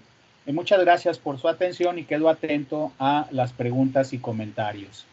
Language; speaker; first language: Spanish; native; Spanish